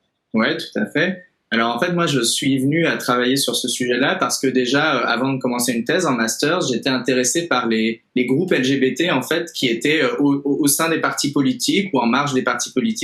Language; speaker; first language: French; native; French